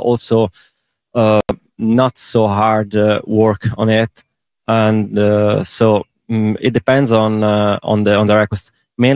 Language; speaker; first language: English; non-native, learner; Italian